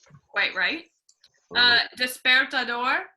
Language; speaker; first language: Spanish; non-native, fluent; English